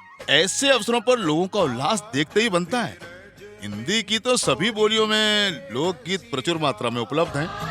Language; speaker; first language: Hindi; native; Hindi